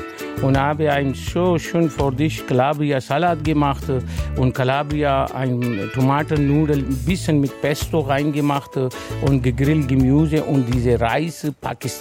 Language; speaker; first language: German; non-native, learner; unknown